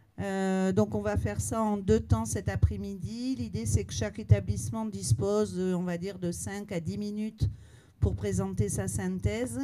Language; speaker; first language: French; native; French